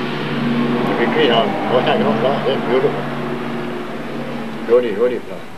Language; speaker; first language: French; native; French